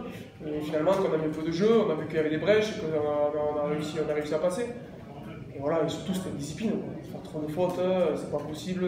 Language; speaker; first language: French; native; French